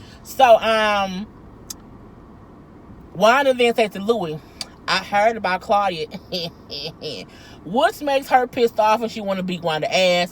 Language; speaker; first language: English; native; English